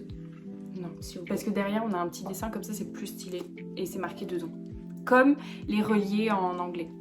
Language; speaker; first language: French; native; French